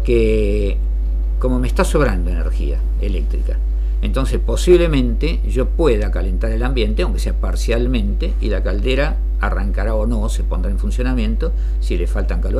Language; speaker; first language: Spanish; native; Spanish